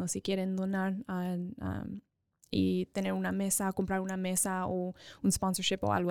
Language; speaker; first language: Spanish; early bilingual, other home language; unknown